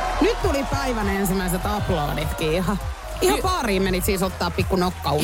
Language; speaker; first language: Finnish; native; Finnish